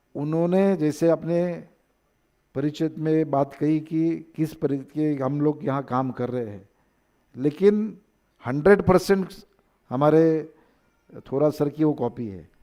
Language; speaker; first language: Hindi; non-native, local second language; Marathi